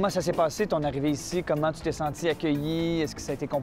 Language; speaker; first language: French; native; French